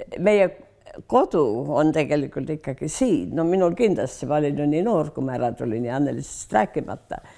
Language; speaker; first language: Estonian; early bilingual, heritage; Estonian